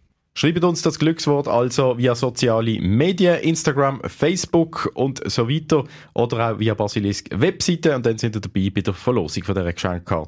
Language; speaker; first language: German; native; German